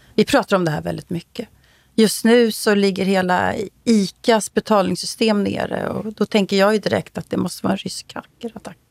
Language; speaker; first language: Swedish; native; Swedish